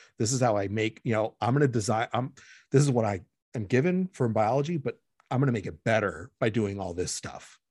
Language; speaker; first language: English; early bilingual, other home language; Spanish